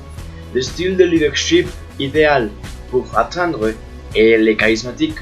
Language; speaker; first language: French; non-native, learner; Spanish